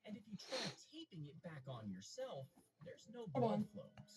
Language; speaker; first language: English; native; English